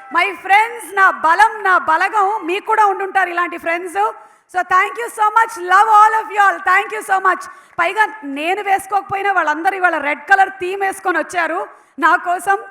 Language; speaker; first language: Telugu; non-native, local second language; Malayalam